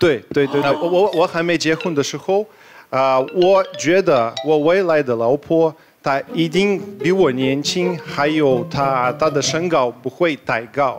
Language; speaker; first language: Chinese; non-native, fluent; Russian